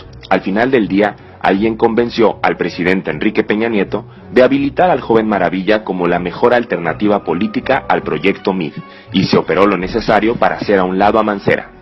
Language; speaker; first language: Spanish; native; Spanish